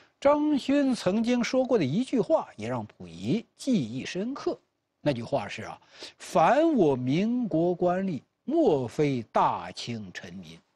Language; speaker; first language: Chinese; native; Chinese